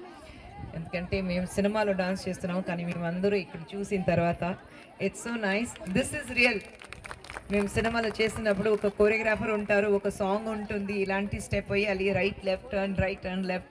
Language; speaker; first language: Telugu; non-native, learner; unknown